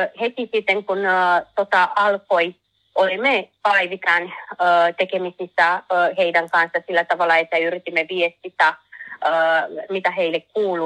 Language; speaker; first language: Finnish; non-native, learner; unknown